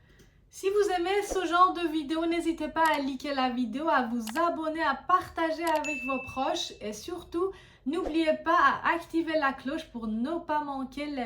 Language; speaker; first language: French; non-native, fluent; Persian